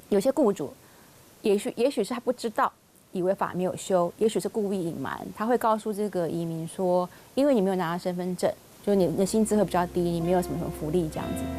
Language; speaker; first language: Chinese; native; Chinese